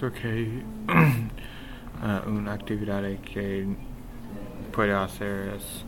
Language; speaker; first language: Spanish; non-native, learner; English